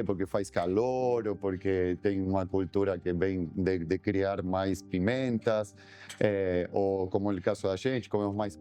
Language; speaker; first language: Portuguese; non-native, fluent; Spanish